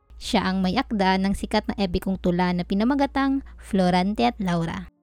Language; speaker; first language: Filipino; non-native, local second language; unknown